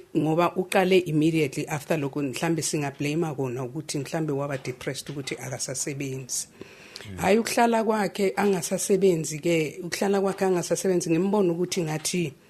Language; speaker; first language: Zulu; native; Zulu